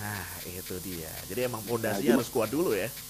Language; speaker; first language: Indonesian; native; Indonesian